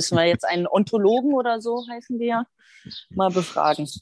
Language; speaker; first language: German; native; German